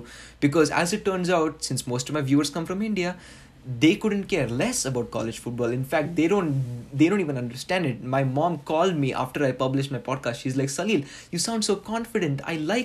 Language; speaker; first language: English; non-native, local second language; Marathi